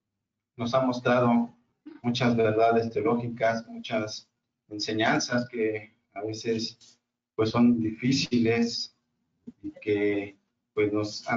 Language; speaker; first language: Spanish; native; Spanish